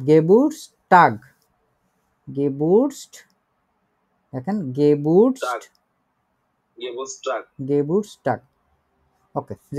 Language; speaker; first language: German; non-native, fluent; Bangla